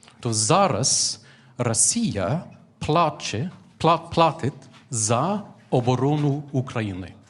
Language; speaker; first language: Ukrainian; non-native, fluent; English